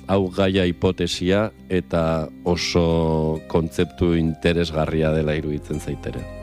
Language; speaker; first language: Basque; native; Basque